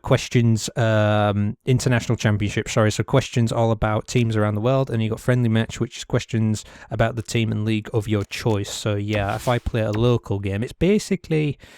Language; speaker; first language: English; native; English